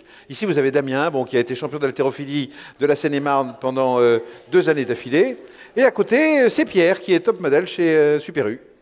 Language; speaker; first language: French; native; French